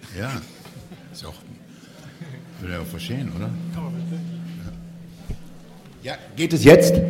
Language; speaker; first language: German; native; German